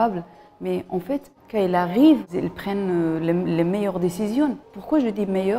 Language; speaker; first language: French; non-native, fluent; Persian